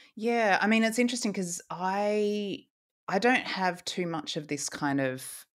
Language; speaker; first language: English; native; English